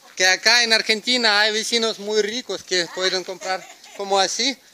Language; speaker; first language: Spanish; non-native, learner; Russian